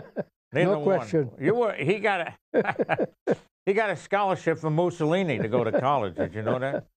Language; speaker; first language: English; native; English